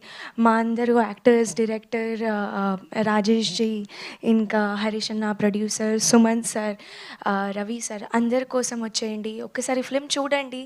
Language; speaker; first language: Telugu; non-native, learner; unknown